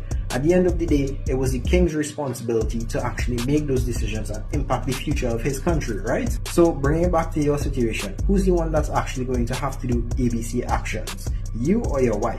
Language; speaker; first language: English; native; English